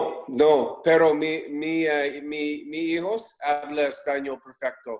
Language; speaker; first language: Spanish; non-native, learner; English